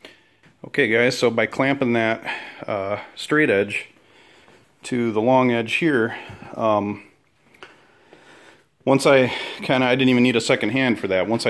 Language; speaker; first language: English; native; English